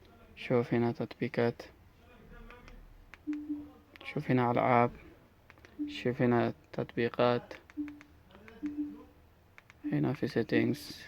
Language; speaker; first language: Arabic; non-native, learner; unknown